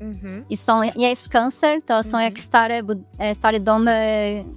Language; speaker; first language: Polish; non-native, learner; Portuguese